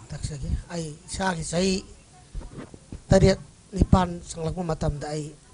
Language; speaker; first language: Manipuri; native; Manipuri